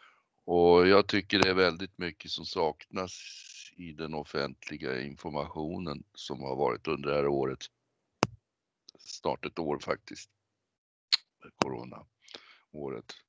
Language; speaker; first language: Swedish; native; Swedish